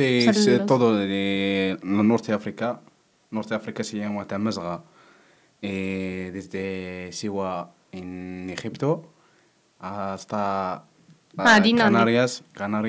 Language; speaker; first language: Spanish; non-native, learner; Berber languages